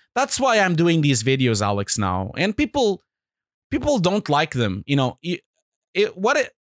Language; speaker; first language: English; non-native, fluent; Portuguese